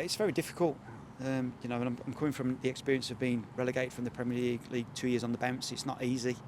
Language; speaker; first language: English; native; English